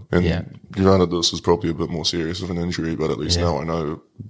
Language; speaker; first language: English; native; English